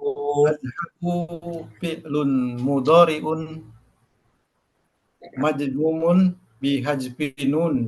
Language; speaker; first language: Arabic; non-native, learner; Indonesian